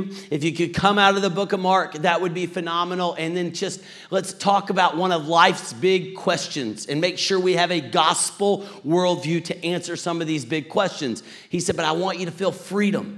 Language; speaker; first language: English; native; English